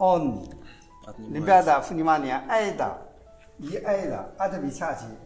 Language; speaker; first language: Russian; non-native, learner; Chinese